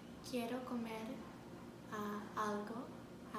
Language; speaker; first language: Spanish; non-native, learner; English